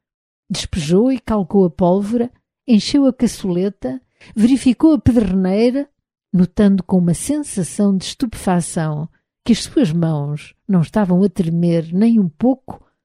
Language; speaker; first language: Portuguese; native; Portuguese